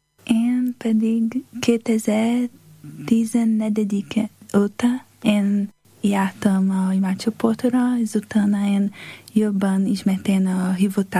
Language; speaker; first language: Hungarian; non-native, learner; Portuguese